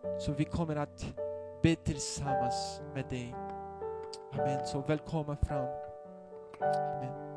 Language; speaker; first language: Swedish; non-native, fluent; Portuguese